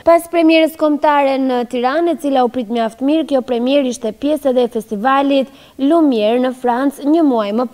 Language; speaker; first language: Albanian; native; Albanian